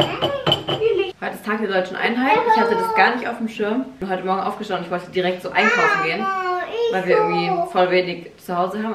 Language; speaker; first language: German; native; German